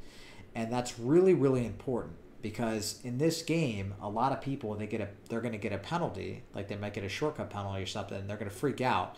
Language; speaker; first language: English; native; English